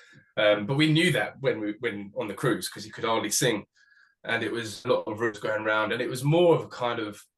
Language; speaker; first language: English; native; English